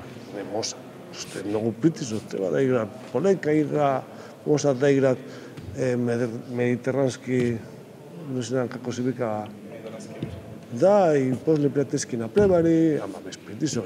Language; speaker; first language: Macedonian; non-native, learner; Spanish